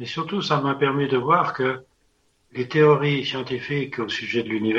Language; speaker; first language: French; native; French